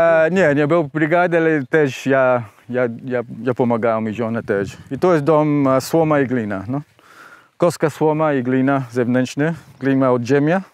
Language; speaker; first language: Polish; non-native, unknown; English